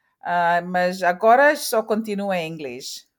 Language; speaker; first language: Portuguese; early bilingual, heritage; Portuguese